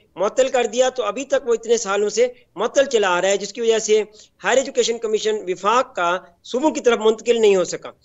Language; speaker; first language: Urdu; native; Urdu